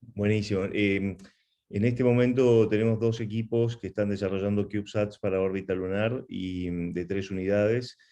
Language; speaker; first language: Spanish; native; Spanish